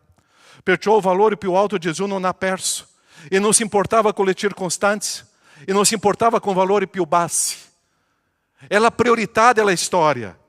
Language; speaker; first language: Italian; non-native, fluent; Portuguese